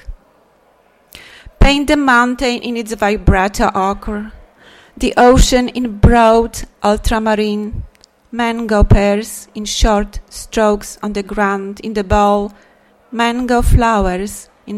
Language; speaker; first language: English; non-native, fluent; Polish